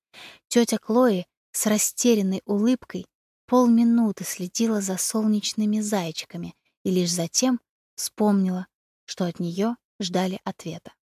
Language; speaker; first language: Russian; native; Russian